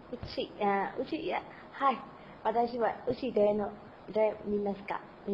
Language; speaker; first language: Japanese; non-native, learner; Burmese